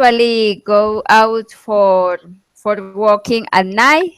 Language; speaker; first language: English; non-native, learner; Spanish